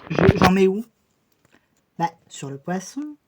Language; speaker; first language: French; native; French